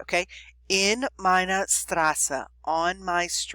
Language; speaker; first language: German; non-native, fluent; English